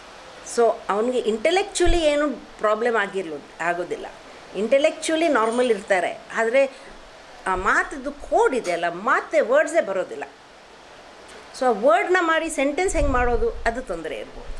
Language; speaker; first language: Kannada; non-native, local second language; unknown